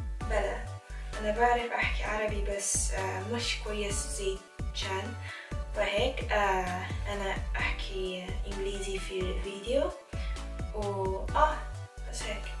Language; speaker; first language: Arabic; non-native, learner; Korean